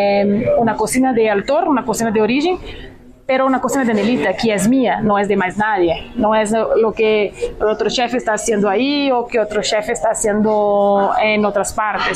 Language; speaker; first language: Spanish; non-native, fluent; Portuguese